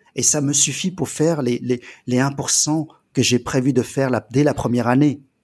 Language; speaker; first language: French; early bilingual, other home language; Chinese